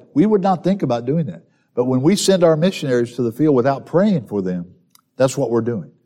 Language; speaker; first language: English; native; English